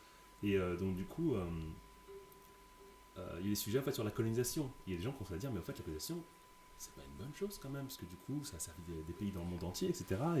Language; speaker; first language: French; native; French